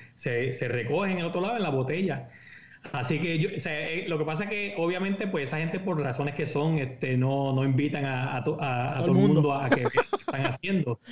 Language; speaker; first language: Spanish; native; Spanish